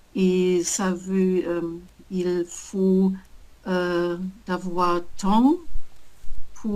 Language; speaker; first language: French; non-native, learner; German